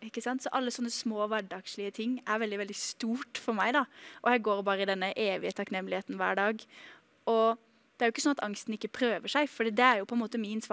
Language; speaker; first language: Norwegian; native; Norwegian